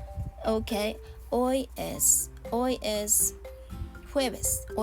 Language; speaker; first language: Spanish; non-native, learner; Japanese